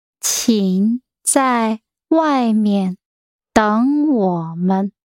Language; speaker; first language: Chinese; non-native, learner; English